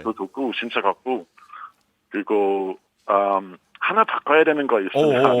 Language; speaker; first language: Korean; non-native, fluent; English